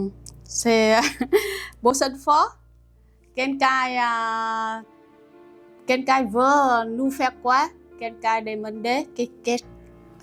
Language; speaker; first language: French; non-native, learner; Vietnamese